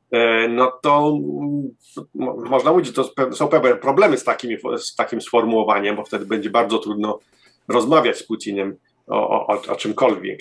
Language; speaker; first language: Polish; early bilingual, heritage; Polish